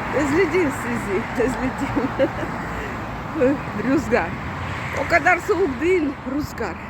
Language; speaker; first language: Turkish; non-native, learner; Russian